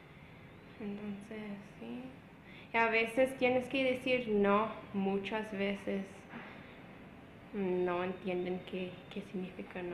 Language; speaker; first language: Spanish; non-native, fluent; English